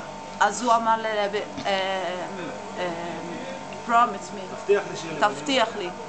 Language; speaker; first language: Hebrew; non-native, learner; English